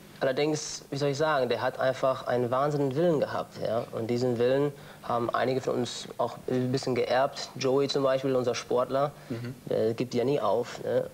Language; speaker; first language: German; non-native, fluent; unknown